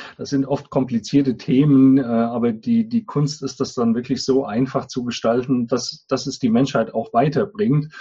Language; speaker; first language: German; native; German